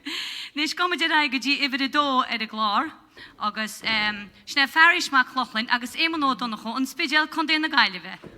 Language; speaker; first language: Irish; native; Irish